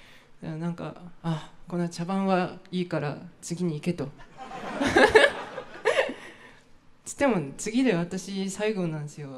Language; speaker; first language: Japanese; native; Japanese